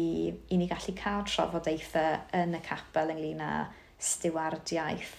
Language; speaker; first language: Welsh; native; Welsh